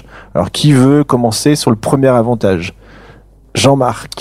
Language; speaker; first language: French; native; French